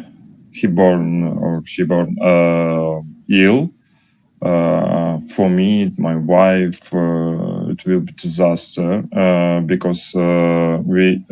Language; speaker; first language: English; non-native, learner; Russian